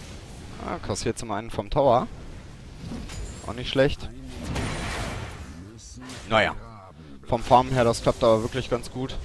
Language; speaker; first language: German; native; German